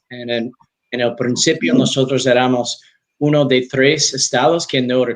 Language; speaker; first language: Spanish; non-native, learner; English